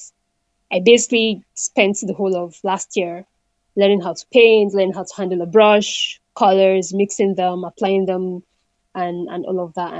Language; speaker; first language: English; non-native, local second language; Igbo